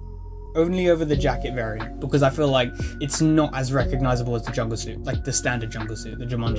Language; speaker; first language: English; native; English